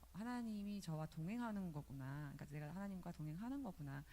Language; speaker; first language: Korean; early bilingual, other home language; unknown